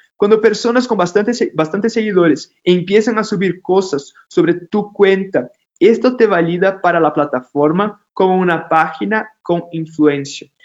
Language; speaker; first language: Spanish; non-native, fluent; Portuguese